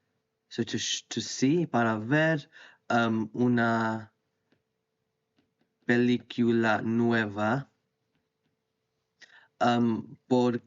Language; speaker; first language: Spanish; non-native, fluent; English